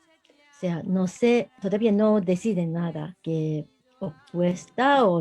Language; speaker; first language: Spanish; non-native, learner; Japanese